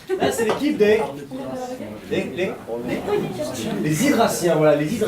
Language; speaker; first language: French; native; French